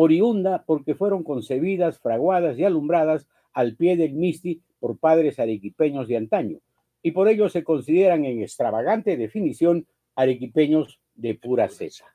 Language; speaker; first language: Spanish; native; Spanish